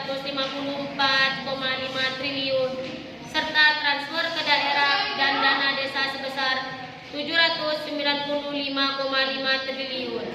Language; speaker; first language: Indonesian; native; Indonesian